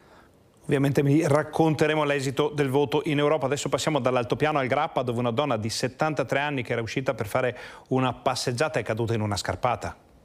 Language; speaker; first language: Italian; native; Italian